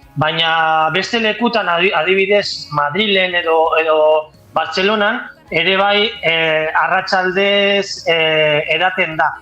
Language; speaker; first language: Basque; non-native, local second language; Spanish